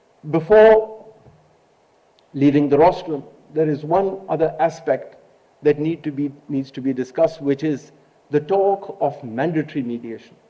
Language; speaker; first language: English; non-native, local second language; Urdu